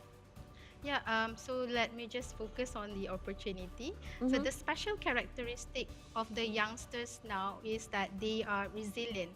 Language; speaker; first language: English; non-native, fluent; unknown